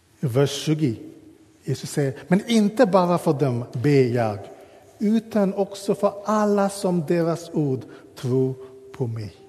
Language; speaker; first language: Swedish; non-native, fluent; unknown